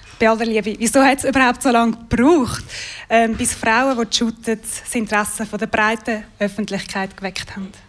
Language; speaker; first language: German; native; German